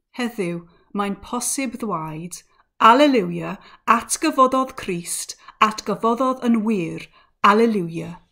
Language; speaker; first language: Welsh; non-native, learner; English